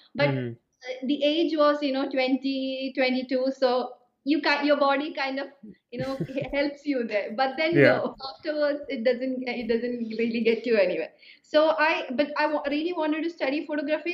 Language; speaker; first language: English; non-native, local second language; Malayalam